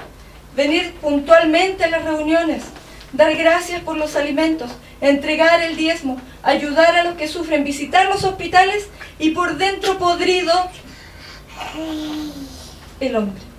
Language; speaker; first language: Spanish; native; Spanish